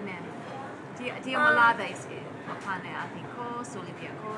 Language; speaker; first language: Greek; non-native, learner; English